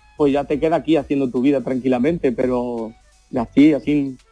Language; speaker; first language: Spanish; early bilingual, heritage; Spanish